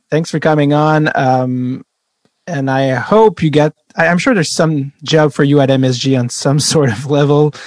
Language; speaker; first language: English; non-native, fluent; French